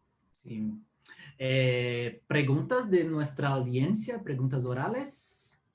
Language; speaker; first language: Spanish; non-native, fluent; Portuguese